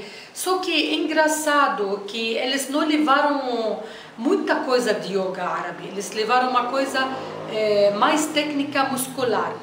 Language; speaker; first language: Portuguese; non-native, fluent; Arabic